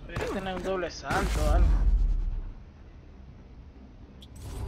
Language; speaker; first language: Spanish; native; Spanish